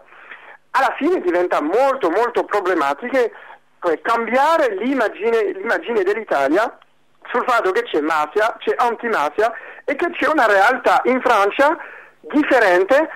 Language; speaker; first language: Italian; non-native, fluent; French